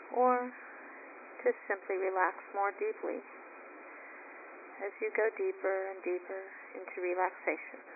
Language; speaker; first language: English; native; English